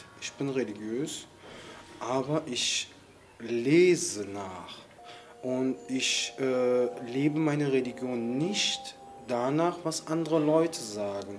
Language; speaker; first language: German; early bilingual, other home language; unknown